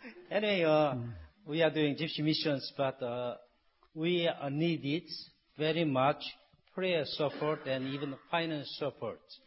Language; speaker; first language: English; non-native, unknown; Korean